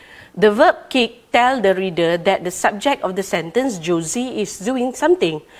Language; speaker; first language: English; non-native, local second language; Malay